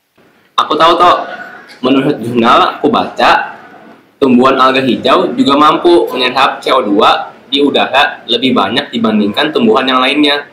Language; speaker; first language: Indonesian; native; Indonesian